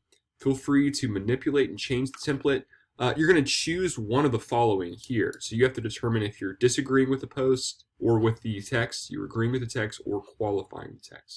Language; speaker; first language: English; native; English